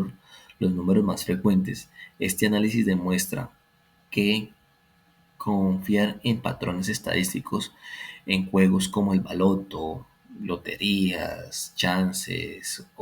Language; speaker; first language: Spanish; native; Spanish